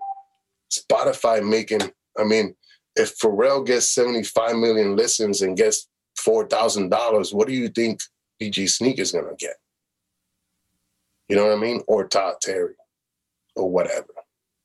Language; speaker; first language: English; native; English